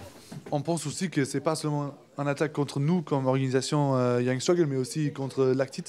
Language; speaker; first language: French; non-native, fluent; Turkish